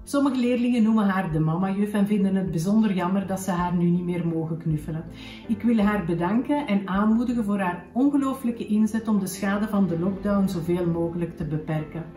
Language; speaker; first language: Dutch; native; Dutch